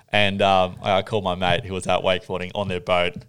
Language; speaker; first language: English; native; English